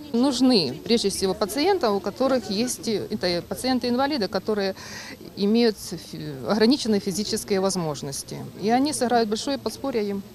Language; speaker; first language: Russian; native; Russian